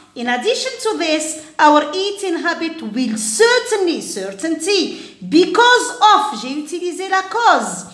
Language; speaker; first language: English; non-native, fluent; Arabic